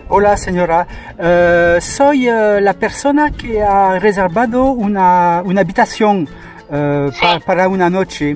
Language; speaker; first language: Spanish; non-native, fluent; French